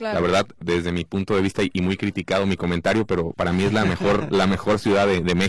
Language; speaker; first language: Spanish; native; Spanish